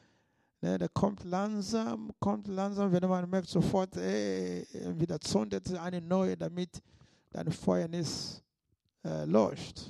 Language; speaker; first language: German; non-native, fluent; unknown